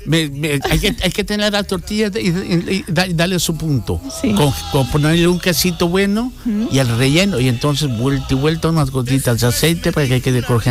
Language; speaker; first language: Spanish; native; Spanish